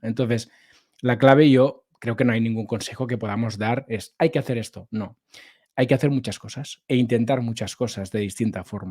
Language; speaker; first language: Spanish; native; Spanish